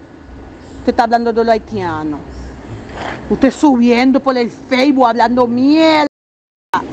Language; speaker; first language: Spanish; non-native, learner; Haitian Creole